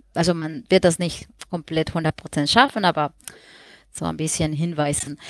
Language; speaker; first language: German; non-native, fluent; Spanish